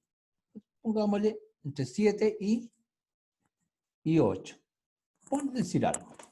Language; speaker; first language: Spanish; native; Spanish